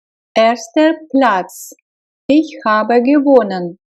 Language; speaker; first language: German; non-native, fluent; Russian